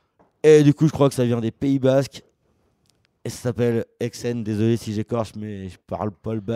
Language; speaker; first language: French; native; French